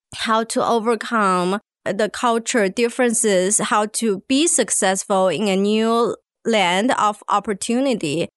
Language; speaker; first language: English; non-native, fluent; Chinese